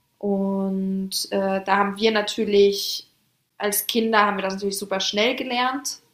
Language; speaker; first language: German; early bilingual, other home language; French